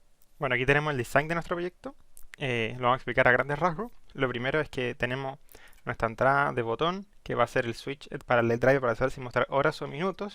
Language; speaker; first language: Spanish; native; Spanish